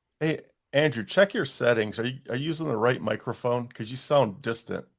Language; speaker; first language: English; native; English